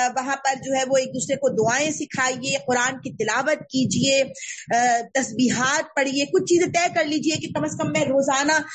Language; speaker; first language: Urdu; native; Urdu